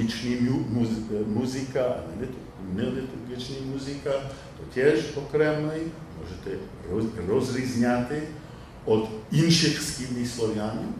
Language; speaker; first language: Polish; non-native, learner; English